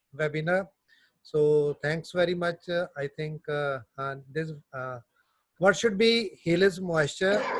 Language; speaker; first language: English; non-native, local second language; Punjabi